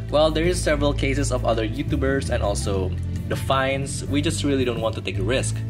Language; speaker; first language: English; non-native, fluent; Indonesian